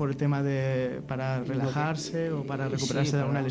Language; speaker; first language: Spanish; native; Spanish